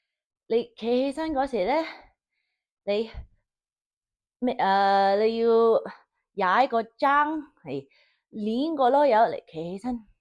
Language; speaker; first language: Cantonese; early bilingual, heritage; Cantonese